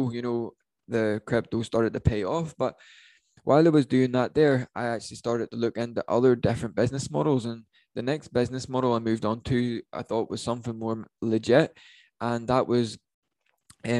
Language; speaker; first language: English; native; English